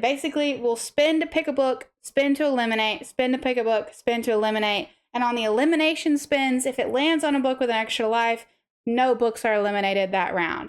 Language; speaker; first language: English; native; English